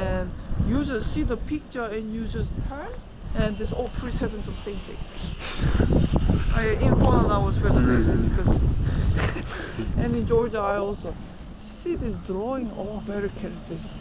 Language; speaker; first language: English; non-native, learner; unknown